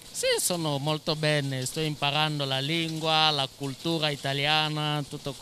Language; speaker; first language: Italian; non-native, learner; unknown